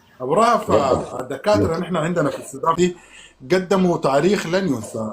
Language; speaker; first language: Arabic; native; Arabic